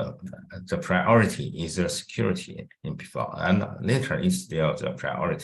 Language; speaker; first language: English; non-native, fluent; Chinese